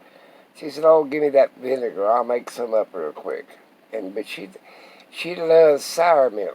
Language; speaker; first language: English; native; English